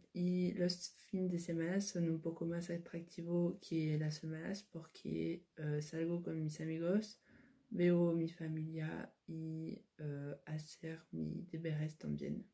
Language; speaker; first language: Spanish; non-native, learner; French